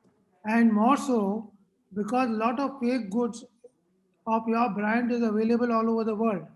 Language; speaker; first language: English; non-native, local second language; Hindi